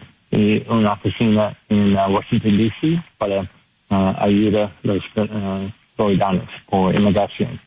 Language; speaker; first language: Spanish; non-native, learner; English